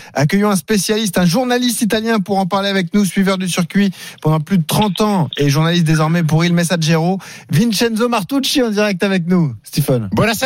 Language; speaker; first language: French; native; French